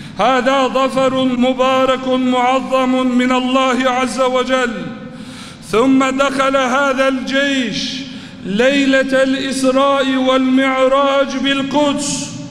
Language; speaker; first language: Arabic; non-native, fluent; Turkish